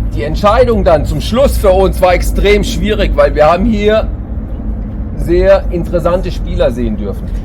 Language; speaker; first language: German; native; German